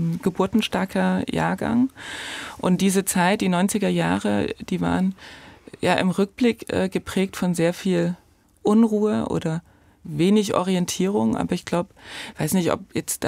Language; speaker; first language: German; native; German